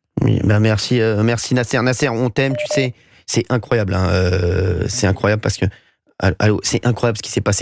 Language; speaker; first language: French; native; French